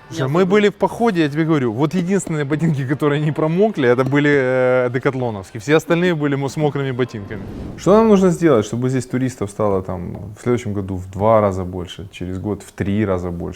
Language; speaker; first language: Russian; native; Russian